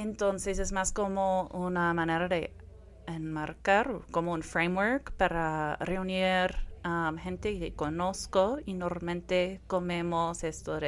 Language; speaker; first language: Spanish; non-native, fluent; English